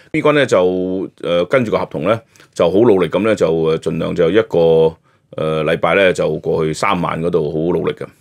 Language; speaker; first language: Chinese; non-native, local second language; Cantonese